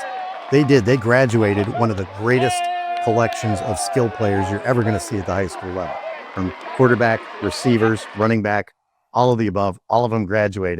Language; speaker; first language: English; native; English